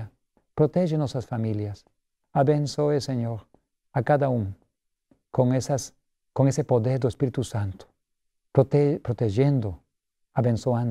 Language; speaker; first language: Portuguese; non-native, learner; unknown